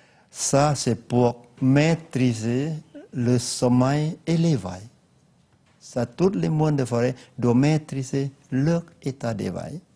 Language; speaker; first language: French; non-native, learner; Lao